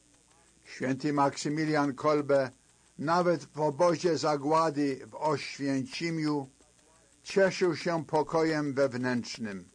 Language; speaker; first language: Polish; native; Polish